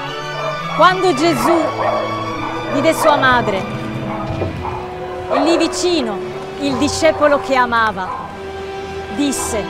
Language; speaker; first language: Italian; native; Italian